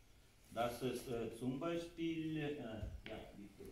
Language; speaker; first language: German; non-native, learner; Russian